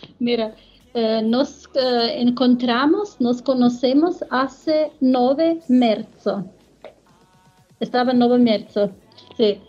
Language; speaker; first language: Spanish; non-native, learner; German